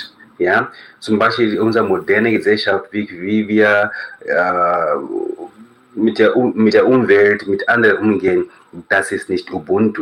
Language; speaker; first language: German; non-native, fluent; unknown